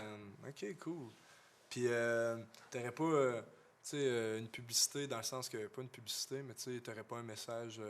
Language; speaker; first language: French; native; French